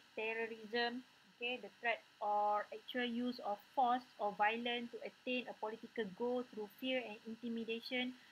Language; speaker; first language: English; non-native, local second language; Malay